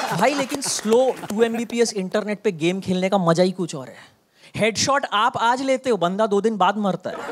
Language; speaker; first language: Hindi; non-native, local second language; Bangla